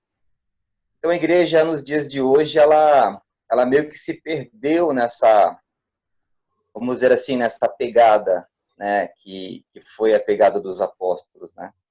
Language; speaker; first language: Portuguese; native; Portuguese